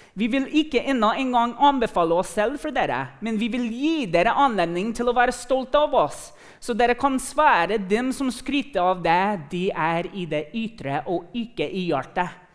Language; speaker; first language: Norwegian; non-native, fluent; English